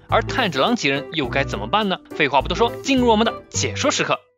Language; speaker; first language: Chinese; native; Chinese